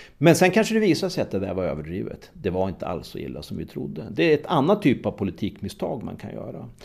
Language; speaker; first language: Swedish; native; Swedish